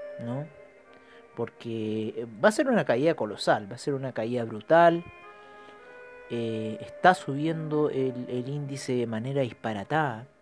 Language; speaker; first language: Spanish; native; Spanish